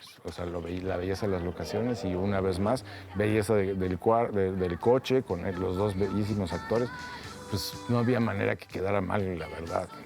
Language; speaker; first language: Spanish; native; Spanish